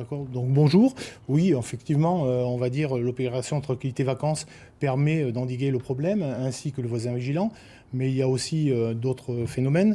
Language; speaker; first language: French; native; French